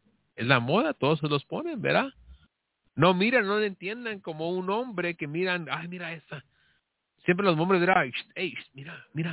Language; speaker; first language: Spanish; early bilingual, heritage; Spanish